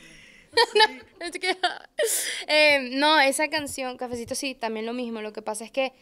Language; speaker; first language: Spanish; native; Spanish